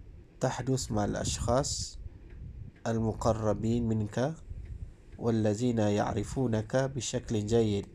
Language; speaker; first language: Arabic; non-native, fluent; Malay